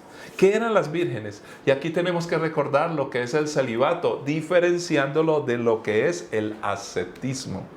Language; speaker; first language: Spanish; native; Spanish